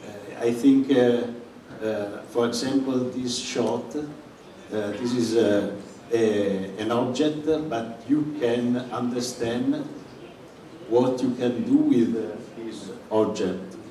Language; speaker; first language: English; non-native, fluent; Italian